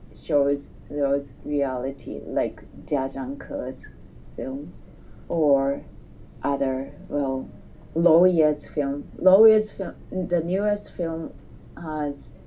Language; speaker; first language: English; non-native, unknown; Japanese